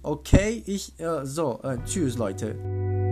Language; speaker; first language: German; non-native, learner; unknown